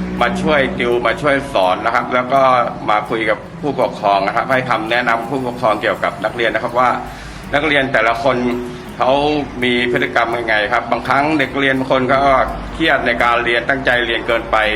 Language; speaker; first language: Thai; native; Thai